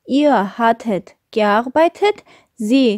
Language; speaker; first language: German; non-native, fluent; Armenian